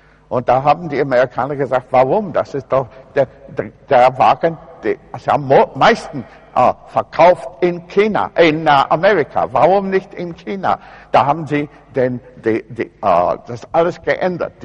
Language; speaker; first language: German; non-native, fluent; English